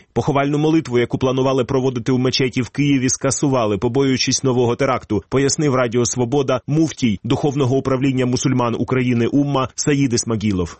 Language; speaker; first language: Ukrainian; native; Ukrainian